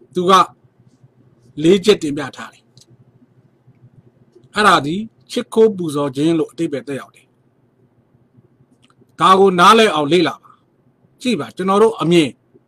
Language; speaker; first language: Burmese; non-native, local second language; Rohingya